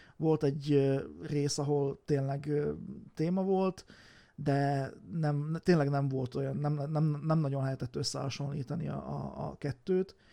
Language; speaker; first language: Hungarian; native; Hungarian